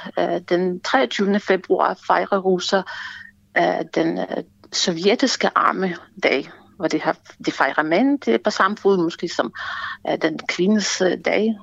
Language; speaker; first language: Danish; non-native, fluent; Ukrainian